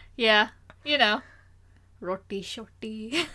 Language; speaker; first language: English; early bilingual, other home language; Hindi